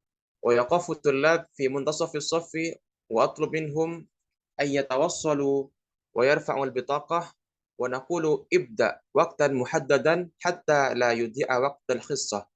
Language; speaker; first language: Arabic; non-native, learner; Indonesian